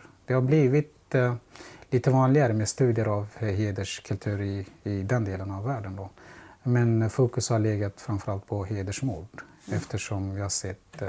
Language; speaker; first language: Swedish; non-native, fluent; Central Kurdish